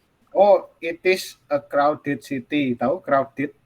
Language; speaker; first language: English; non-native, fluent; Indonesian